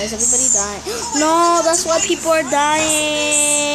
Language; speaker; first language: English; native; English